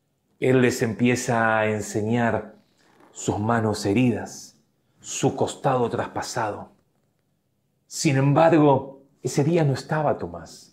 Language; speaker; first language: Spanish; native; Spanish